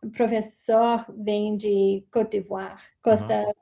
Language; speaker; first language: Portuguese; non-native, learner; English